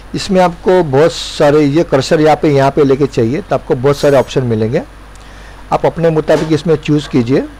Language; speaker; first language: Hindi; non-native, local second language; Gujarati